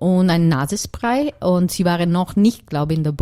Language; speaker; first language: German; non-native, fluent; Italian